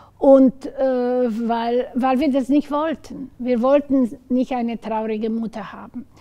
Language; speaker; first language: German; non-native, fluent; Slovak